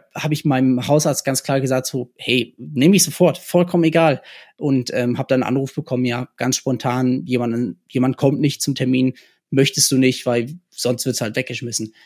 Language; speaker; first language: German; early bilingual, other home language; English